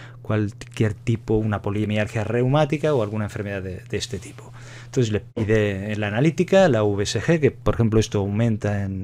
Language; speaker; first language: Spanish; native; Spanish